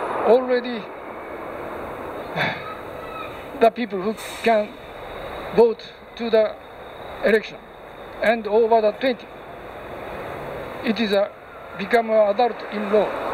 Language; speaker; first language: English; non-native, learner; Japanese